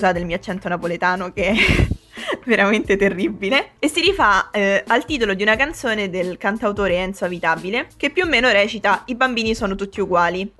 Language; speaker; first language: Italian; native; Italian